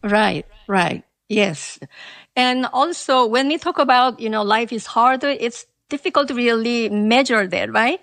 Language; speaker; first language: English; non-native, fluent; Korean